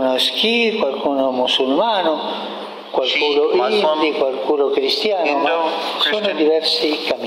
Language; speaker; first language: Italian; non-native, fluent; Spanish